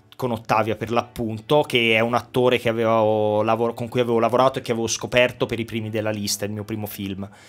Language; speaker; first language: Italian; native; Italian